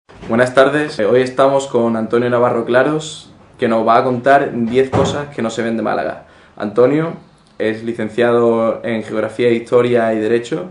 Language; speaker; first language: Spanish; native; Spanish